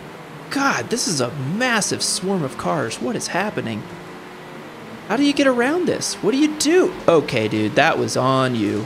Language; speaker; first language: English; native; English